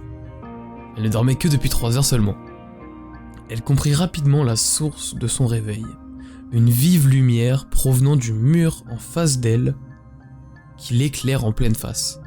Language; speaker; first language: French; native; French